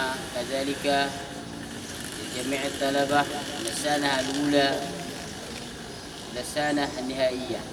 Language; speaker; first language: Arabic; non-native, fluent; Indonesian